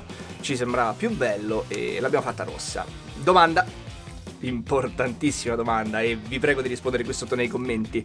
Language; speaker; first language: Italian; native; Italian